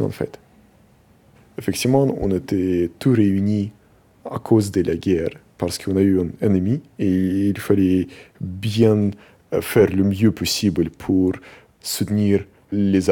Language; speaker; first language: French; non-native, fluent; Russian